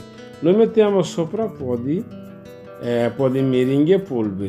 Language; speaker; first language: Italian; non-native, learner; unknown